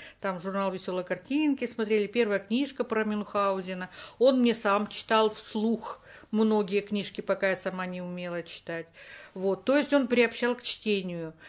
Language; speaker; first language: Russian; native; Russian